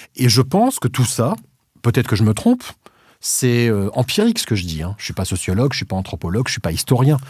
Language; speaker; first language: French; native; French